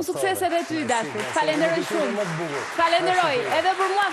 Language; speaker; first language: Albanian; native; Albanian